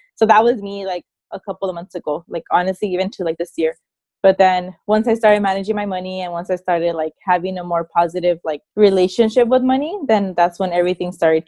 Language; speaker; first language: English; early bilingual, other home language; Spanish